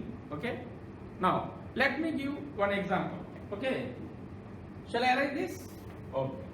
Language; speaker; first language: English; non-native, local second language; Telugu